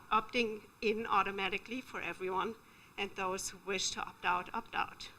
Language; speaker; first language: English; non-native, fluent; German